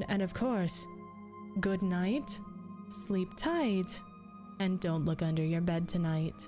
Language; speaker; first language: English; native; English